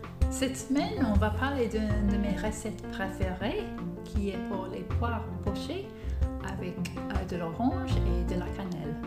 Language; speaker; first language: French; non-native, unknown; English